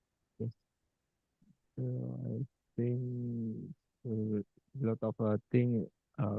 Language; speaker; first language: English; non-native, fluent; Indonesian